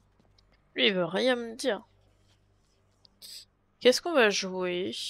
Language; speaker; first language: French; native; French